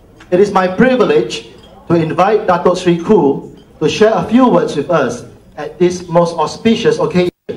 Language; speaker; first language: English; non-native, local second language; Min Nan Chinese